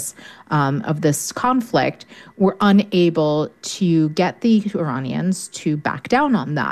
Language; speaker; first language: English; native; English